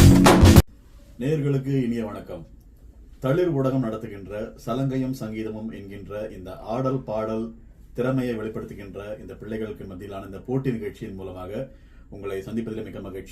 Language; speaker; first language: Tamil; native; Tamil